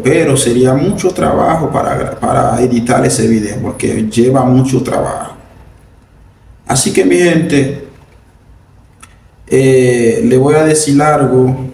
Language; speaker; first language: Spanish; non-native, fluent; Haitian Creole